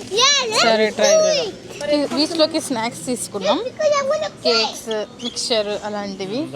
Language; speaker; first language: Telugu; native; Telugu